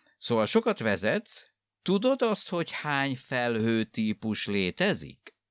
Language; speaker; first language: Hungarian; native; Hungarian